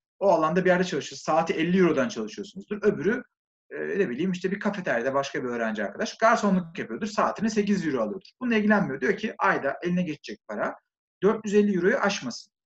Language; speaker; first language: Turkish; native; Turkish